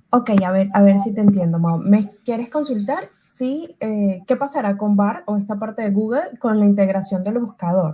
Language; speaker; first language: Spanish; native; Spanish